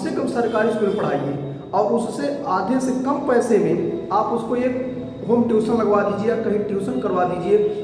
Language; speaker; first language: Hindi; native; Hindi